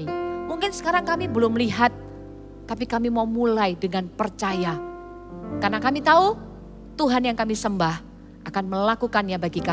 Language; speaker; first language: Indonesian; native; Indonesian